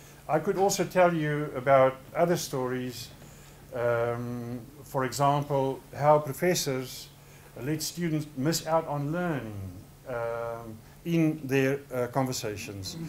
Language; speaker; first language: English; non-native, local second language; Afrikaans